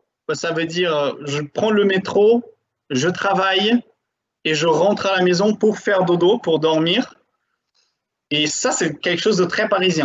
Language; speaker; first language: French; non-native, fluent; Portuguese